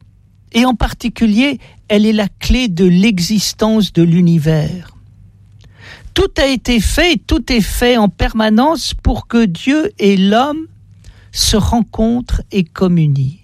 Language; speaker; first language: French; native; French